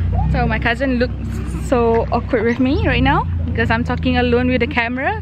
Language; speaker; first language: English; non-native, local second language; Malay